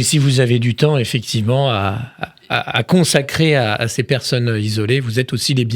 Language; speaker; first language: French; native; French